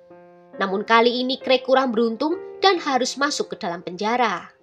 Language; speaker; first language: Indonesian; native; Indonesian